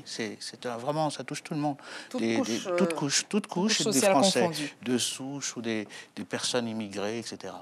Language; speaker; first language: French; native; French